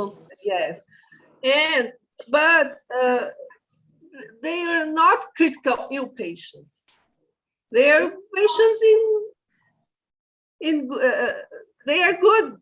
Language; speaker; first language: English; non-native, fluent; Portuguese